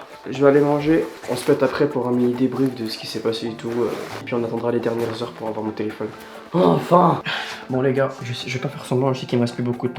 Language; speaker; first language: French; native; French